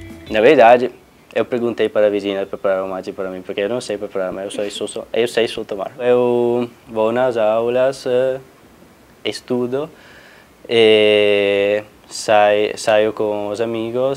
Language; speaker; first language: Portuguese; non-native, fluent; Italian